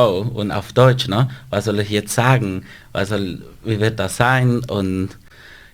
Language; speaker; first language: German; non-native, fluent; Spanish